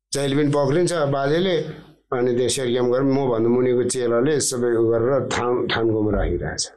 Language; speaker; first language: Nepali; non-native, local second language; Eastern Tamang